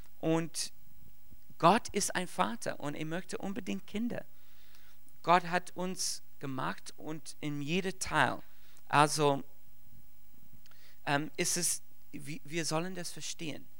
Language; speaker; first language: German; non-native, fluent; English